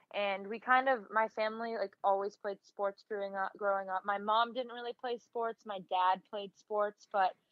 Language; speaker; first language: English; native; English